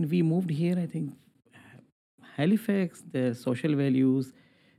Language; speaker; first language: English; non-native, local second language; Urdu